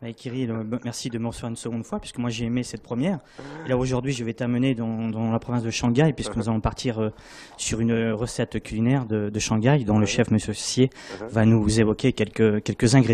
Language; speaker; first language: French; native; French